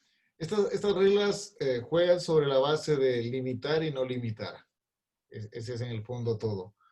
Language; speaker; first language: Spanish; native; Spanish